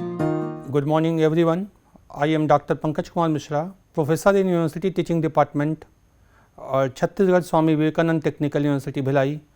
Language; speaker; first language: English; non-native, local second language; Hindi